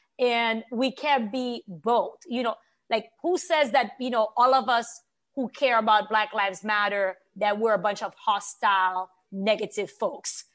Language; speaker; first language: English; non-native, fluent; Haitian Creole